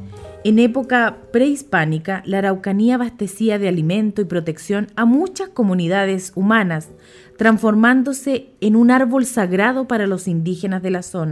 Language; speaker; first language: Spanish; native; Spanish